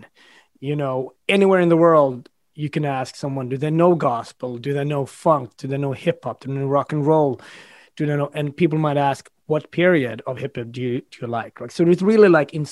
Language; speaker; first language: English; non-native, fluent; Swedish